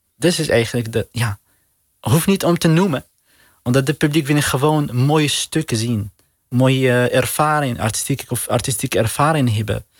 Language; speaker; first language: Dutch; non-native, learner; Arabic